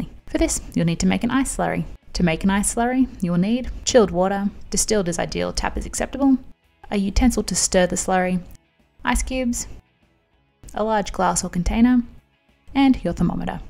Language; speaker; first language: English; native; English